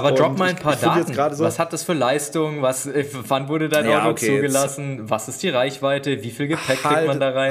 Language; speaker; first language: German; native; German